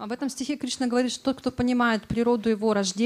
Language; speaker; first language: Russian; native; Russian